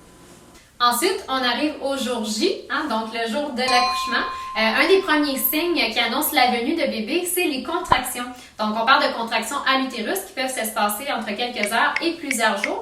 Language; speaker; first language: French; native; French